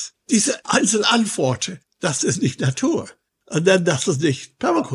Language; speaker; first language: German; non-native, fluent; English